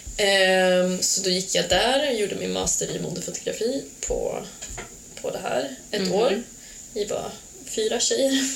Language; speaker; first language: Swedish; early bilingual, other home language; Hungarian